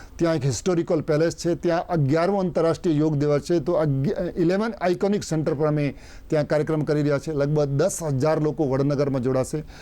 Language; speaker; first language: Gujarati; non-native, local second language; Hindi